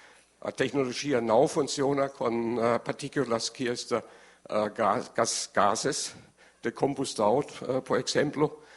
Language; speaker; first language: Portuguese; non-native, learner; German